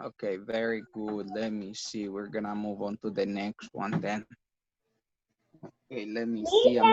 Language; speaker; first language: English; non-native, fluent; Spanish